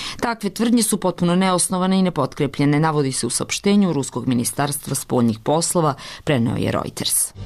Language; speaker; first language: Serbian; native; Serbian